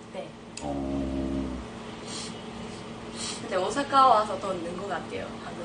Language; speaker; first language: Korean; non-native, fluent; Japanese